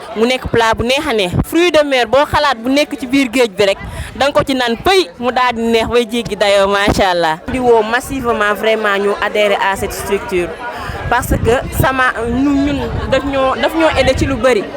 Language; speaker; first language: Wolof; non-native, local second language; Jola-Fonyi